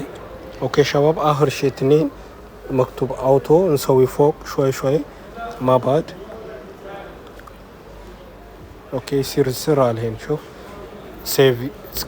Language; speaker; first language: Arabic; non-native, learner; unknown